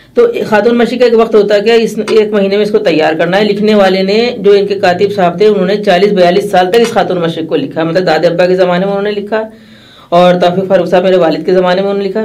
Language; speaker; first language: Urdu; native; Urdu